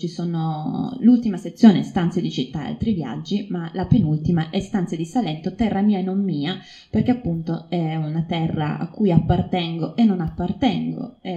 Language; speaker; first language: Italian; native; Italian